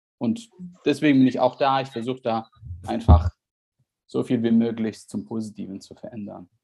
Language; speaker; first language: German; non-native, fluent; Arabic